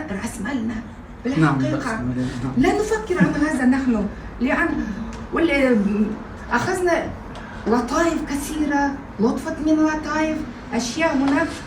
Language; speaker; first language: Arabic; non-native, fluent; Kazakh